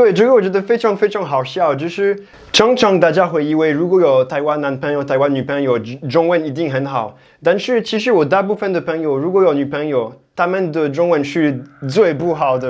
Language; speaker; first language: Chinese; non-native, fluent; French